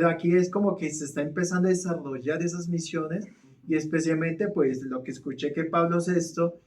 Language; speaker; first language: Spanish; native; Spanish